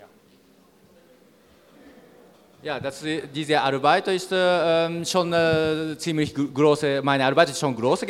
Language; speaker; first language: German; non-native, learner; Japanese